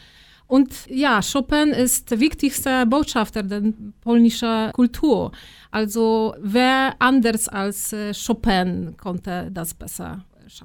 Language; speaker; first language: German; non-native, fluent; Polish